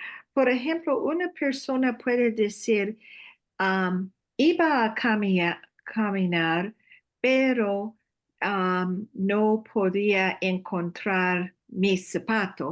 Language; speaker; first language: Spanish; non-native, learner; English